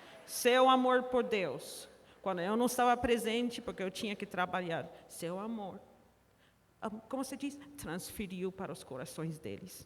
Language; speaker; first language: Portuguese; non-native, fluent; English